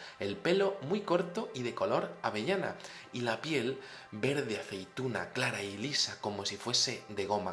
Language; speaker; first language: Spanish; native; Spanish